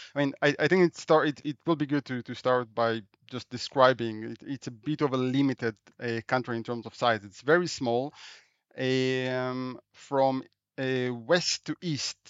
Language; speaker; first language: English; non-native, fluent; Hebrew